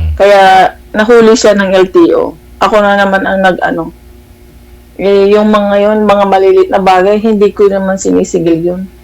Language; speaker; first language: Filipino; non-native, local second language; Iloko